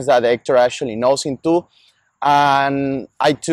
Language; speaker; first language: English; non-native, fluent; Spanish